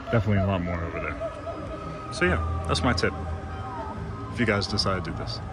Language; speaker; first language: English; native; English